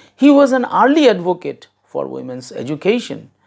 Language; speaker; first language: English; non-native, local second language; Bangla